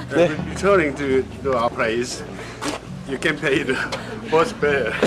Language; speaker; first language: English; non-native, learner; Korean